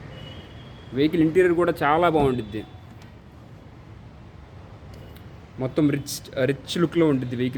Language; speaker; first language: Telugu; native; Telugu